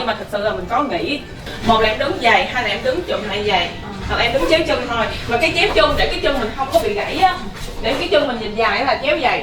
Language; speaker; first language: Vietnamese; native; Vietnamese